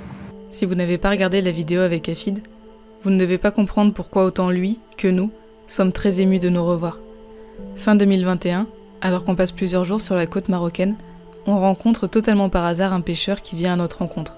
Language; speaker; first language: French; native; French